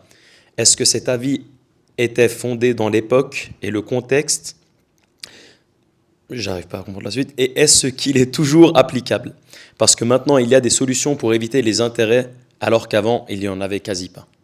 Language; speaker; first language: French; native; French